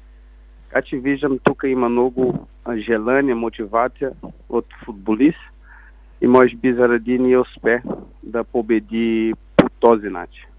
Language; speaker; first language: Bulgarian; non-native, learner; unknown